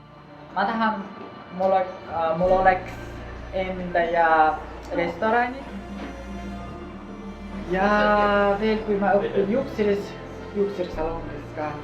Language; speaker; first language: Estonian; non-native, learner; Tajik